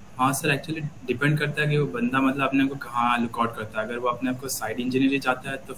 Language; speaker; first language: Hindi; native; Hindi